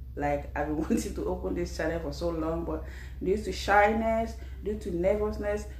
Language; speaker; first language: English; non-native, local second language; Igbo